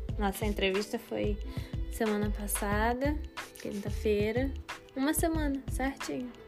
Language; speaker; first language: Portuguese; non-native, learner; English